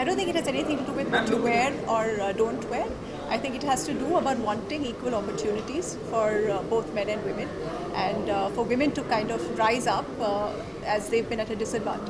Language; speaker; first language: English; non-native, local second language; Hindi